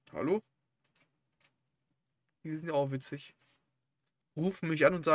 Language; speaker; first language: German; native; German